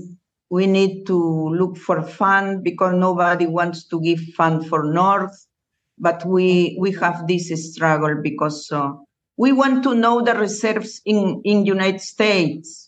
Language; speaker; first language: English; non-native, learner; Spanish